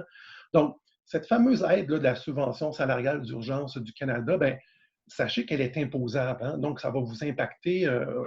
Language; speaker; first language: French; native; French